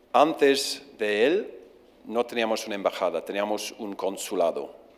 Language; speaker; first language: Spanish; non-native, fluent; English